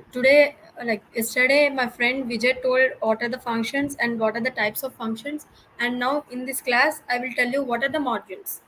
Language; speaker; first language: English; non-native, local second language; Telugu